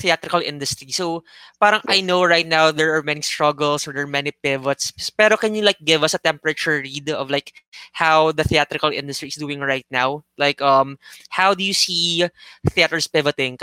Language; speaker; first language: English; non-native, local second language; Filipino